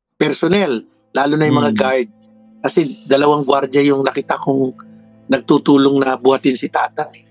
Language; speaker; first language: Filipino; native; Filipino